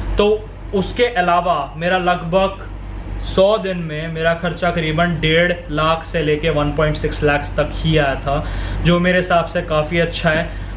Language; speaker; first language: Hindi; native; Hindi